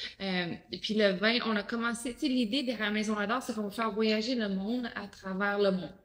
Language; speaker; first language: French; native; French